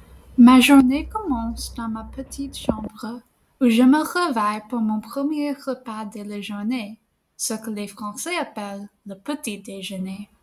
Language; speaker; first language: French; non-native, fluent; English